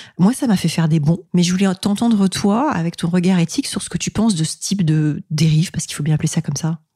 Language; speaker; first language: French; native; French